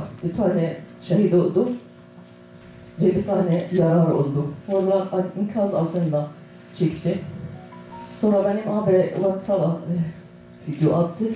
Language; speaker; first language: Turkish; non-native, learner; Arabic